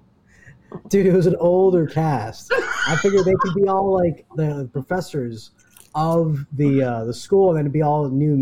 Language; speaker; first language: English; native; English